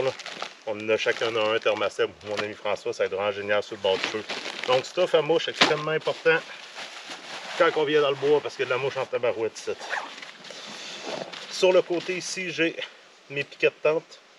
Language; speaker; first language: French; native; French